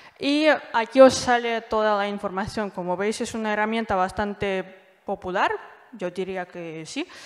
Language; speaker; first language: Spanish; non-native, fluent; Russian